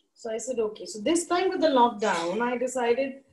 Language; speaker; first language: English; non-native, local second language; Hindi